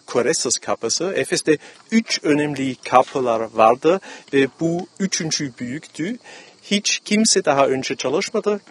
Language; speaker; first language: Turkish; non-native, fluent; German